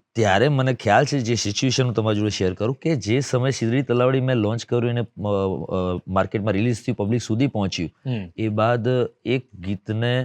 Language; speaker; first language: Gujarati; native; Gujarati